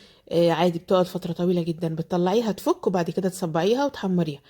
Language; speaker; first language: Arabic; native; Arabic